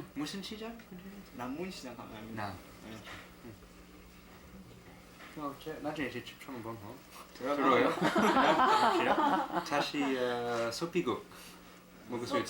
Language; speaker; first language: Korean; non-native, learner; Swedish